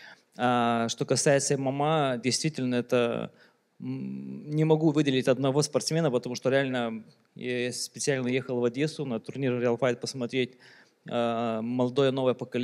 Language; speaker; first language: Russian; non-native, local second language; Lithuanian